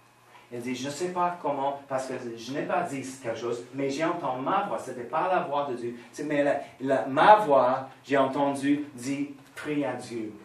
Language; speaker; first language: French; non-native, fluent; English